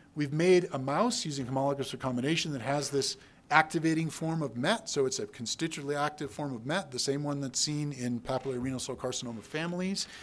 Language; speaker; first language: English; native; English